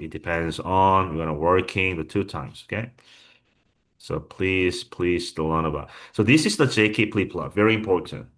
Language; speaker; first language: English; non-native, fluent; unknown